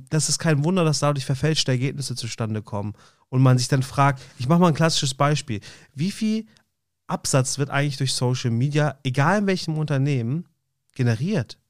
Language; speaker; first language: German; native; German